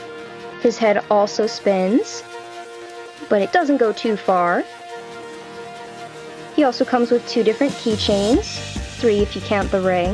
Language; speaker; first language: English; native; English